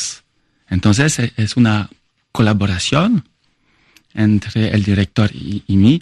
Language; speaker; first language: Spanish; non-native, fluent; French